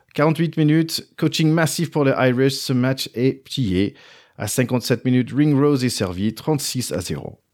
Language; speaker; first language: French; non-native, fluent; English